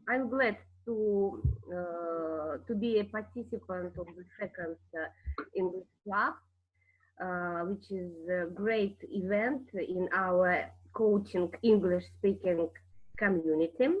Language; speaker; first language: English; non-native, fluent; Russian